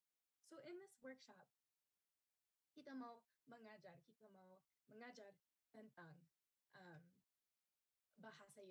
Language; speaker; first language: Indonesian; non-native, learner; English